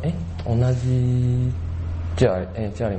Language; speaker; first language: Japanese; non-native, learner; Chinese